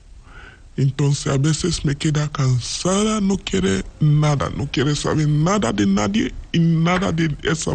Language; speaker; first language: Spanish; non-native, learner; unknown